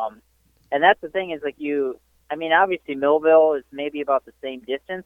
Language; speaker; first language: English; native; English